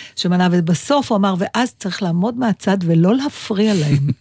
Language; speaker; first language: Hebrew; native; Hebrew